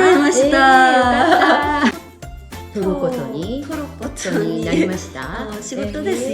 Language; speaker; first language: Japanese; non-native, learner; Korean